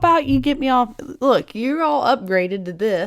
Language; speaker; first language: English; native; English